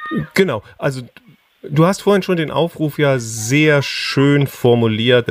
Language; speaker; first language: German; native; German